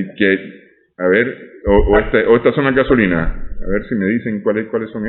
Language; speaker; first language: Spanish; native; Spanish